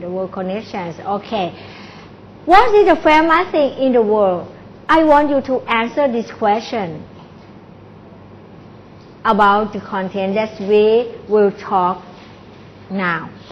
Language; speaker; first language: English; non-native, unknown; Thai